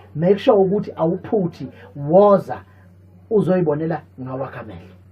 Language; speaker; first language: Zulu; native; Zulu